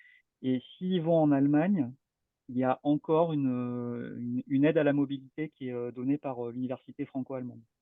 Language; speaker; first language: French; native; French